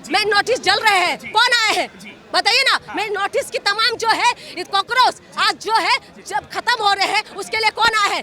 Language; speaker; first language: Hindi; non-native, local second language; Assamese